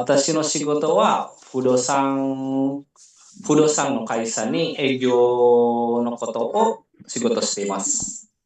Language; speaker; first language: Japanese; non-native, fluent; Indonesian